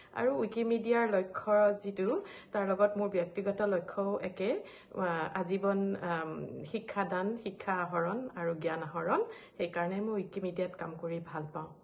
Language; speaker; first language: Assamese; native; Assamese